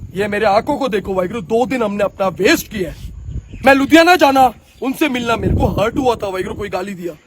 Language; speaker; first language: Hindi; native; Hindi